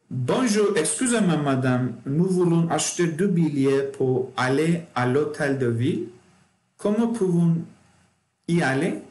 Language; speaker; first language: French; non-native, learner; Turkish